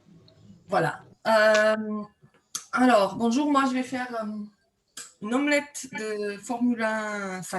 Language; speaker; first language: French; non-native, fluent; Portuguese